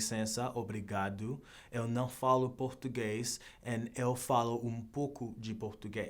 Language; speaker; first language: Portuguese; non-native, learner; English